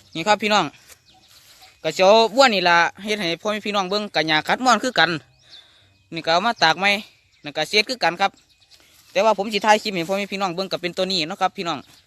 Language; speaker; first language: Thai; native; Thai